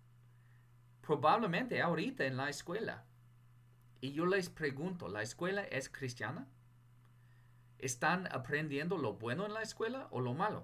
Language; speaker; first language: Spanish; non-native, fluent; English